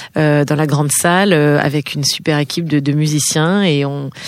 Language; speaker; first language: French; native; French